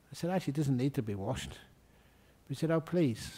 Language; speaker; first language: English; native; English